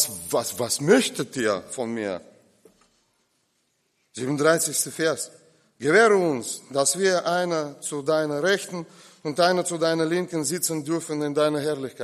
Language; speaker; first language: German; non-native, fluent; Russian